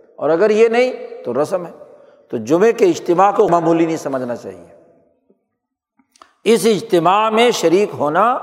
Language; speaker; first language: Urdu; native; Urdu